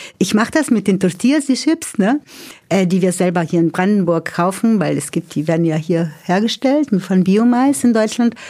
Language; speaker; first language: German; native; German